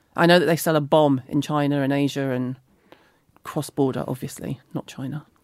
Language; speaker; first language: English; native; English